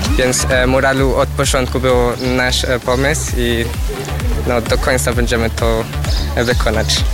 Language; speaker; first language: Polish; non-native, learner; Spanish